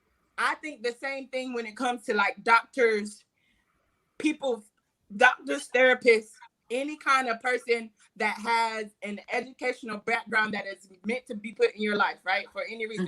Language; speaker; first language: English; native; English